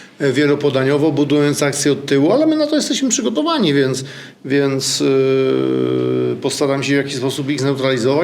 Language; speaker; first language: Polish; native; Polish